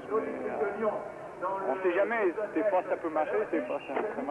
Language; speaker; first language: French; non-native, fluent; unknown